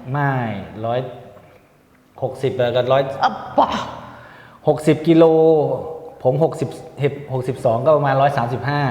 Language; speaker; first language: Thai; native; Thai